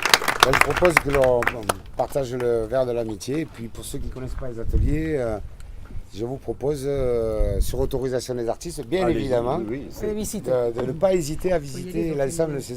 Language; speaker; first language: French; native; French